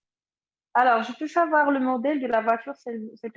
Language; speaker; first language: French; non-native, fluent; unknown